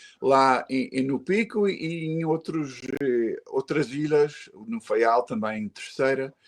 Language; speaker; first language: Portuguese; early bilingual, heritage; Portuguese